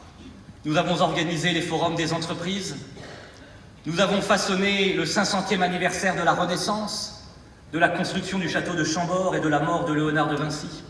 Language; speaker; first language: French; native; French